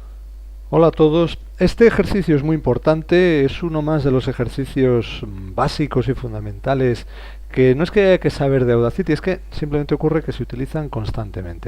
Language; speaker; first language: Spanish; native; Spanish